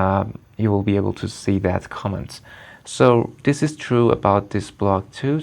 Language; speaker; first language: English; non-native, fluent; Persian